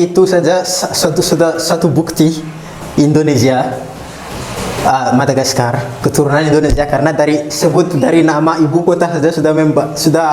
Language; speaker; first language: Indonesian; non-native, fluent; Malagasy